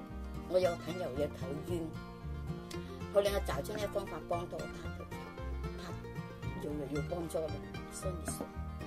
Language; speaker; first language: Chinese; non-native, local second language; Cantonese